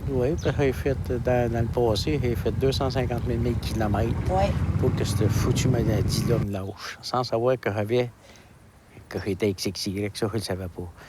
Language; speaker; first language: French; native; French